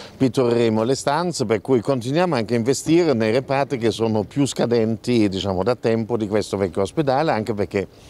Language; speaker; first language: Italian; non-native, fluent; German